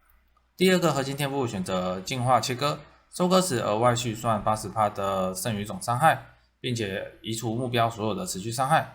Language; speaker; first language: Chinese; native; Chinese